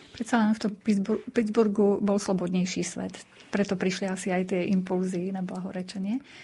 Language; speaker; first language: Slovak; native; Slovak